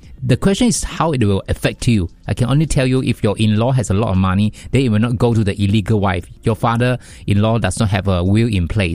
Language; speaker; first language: English; non-native, local second language; Chinese